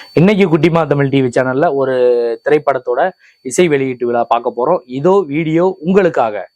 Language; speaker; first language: Tamil; native; Tamil